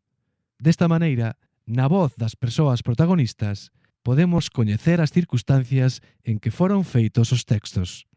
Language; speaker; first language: Galician; native; Galician